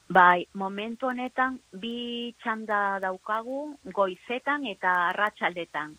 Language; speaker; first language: Basque; non-native, learner; Spanish